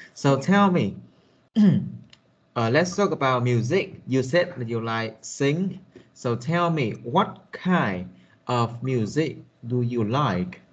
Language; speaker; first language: English; non-native, fluent; Vietnamese